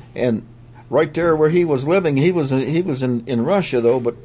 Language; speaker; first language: English; native; English